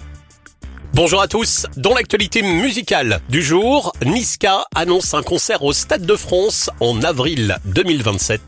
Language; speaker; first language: French; native; French